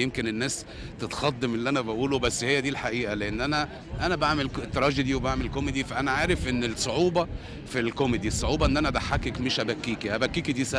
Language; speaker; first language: Arabic; native; Arabic